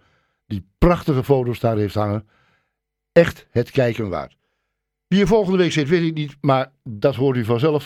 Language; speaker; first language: Dutch; native; Dutch